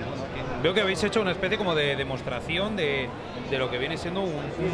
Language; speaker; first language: Spanish; native; Spanish